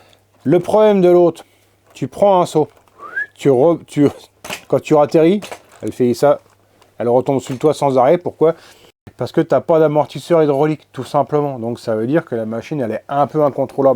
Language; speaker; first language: French; native; French